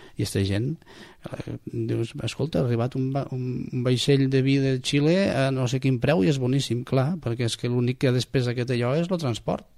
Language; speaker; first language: Catalan; native; Catalan